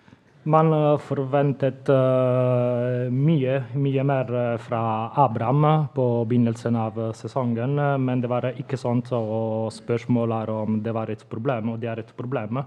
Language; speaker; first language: Norwegian; non-native, fluent; Italian